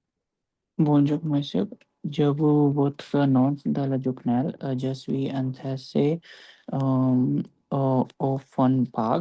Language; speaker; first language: French; non-native, learner; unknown